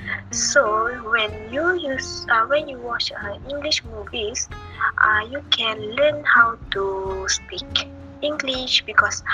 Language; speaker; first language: English; non-native, learner; Malay